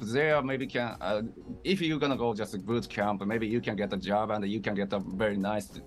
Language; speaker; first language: English; non-native, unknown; Japanese